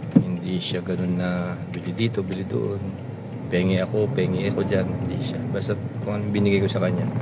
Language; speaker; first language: Filipino; non-native, local second language; Pampanga